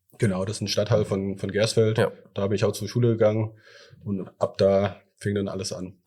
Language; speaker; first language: German; early bilingual, other home language; Thai